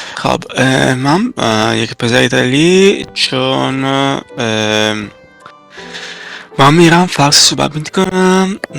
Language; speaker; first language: Persian; non-native, learner; Italian